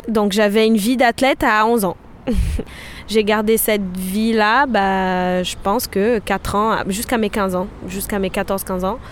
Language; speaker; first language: French; non-native, fluent; Portuguese